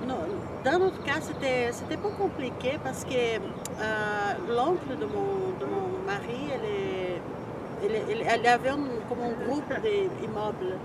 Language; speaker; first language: French; non-native, fluent; Portuguese